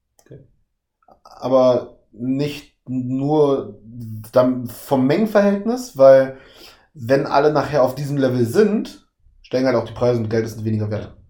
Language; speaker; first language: German; native; German